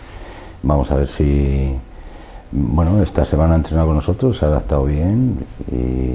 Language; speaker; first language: Spanish; native; Spanish